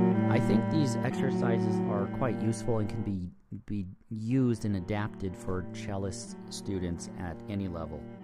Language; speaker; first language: English; native; English